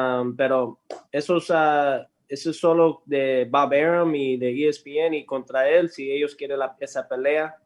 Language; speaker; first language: Spanish; early bilingual, heritage; English